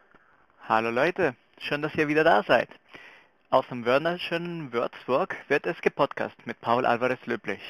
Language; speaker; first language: German; non-native, fluent; Spanish